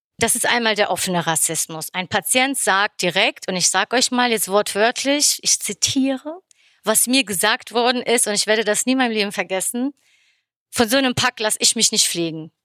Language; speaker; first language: German; early bilingual, other home language; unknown